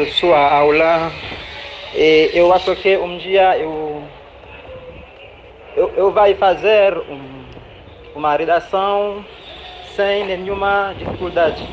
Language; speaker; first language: Portuguese; non-native, learner; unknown